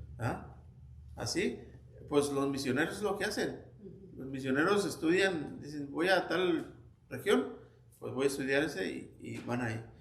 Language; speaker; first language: Spanish; native; Spanish